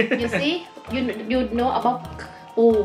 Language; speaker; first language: English; non-native, learner; Thai